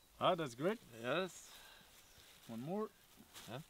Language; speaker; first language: English; non-native, fluent; Swedish